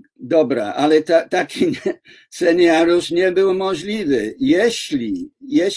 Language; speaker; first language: Polish; non-native, fluent; English